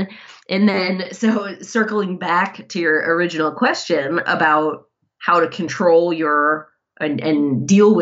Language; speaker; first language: English; native; English